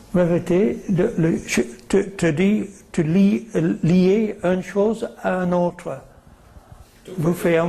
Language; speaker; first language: French; non-native, fluent; English